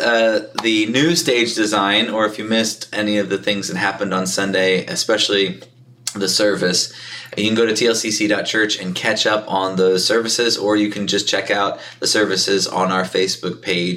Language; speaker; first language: English; native; English